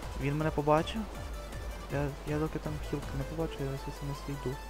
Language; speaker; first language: Ukrainian; native; Ukrainian